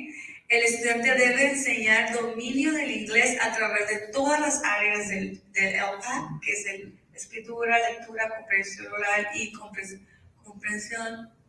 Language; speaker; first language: Spanish; early bilingual, heritage; Spanish